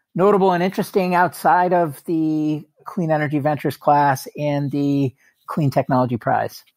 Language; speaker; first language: English; native; English